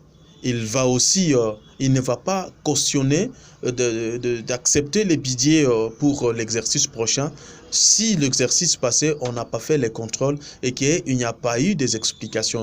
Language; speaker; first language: French; non-native, local second language; Luba-Lulua